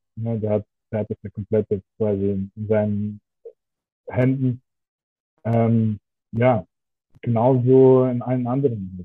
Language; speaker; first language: German; non-native, fluent; Russian